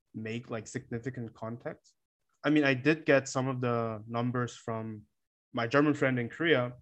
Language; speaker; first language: English; non-native, fluent; Korean